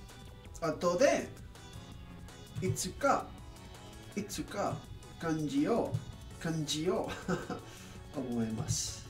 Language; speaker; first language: Japanese; non-native, learner; English